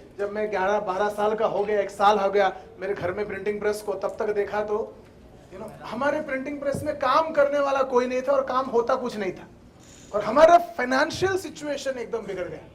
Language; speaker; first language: Hindi; non-native, local second language; Telugu